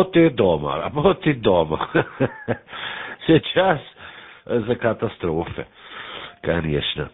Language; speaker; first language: Russian; non-native, learner; German